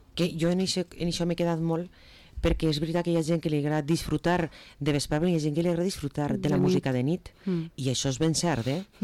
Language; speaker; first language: Catalan; native; Catalan